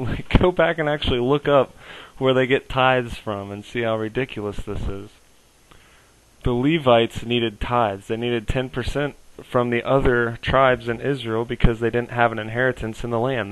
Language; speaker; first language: English; native; English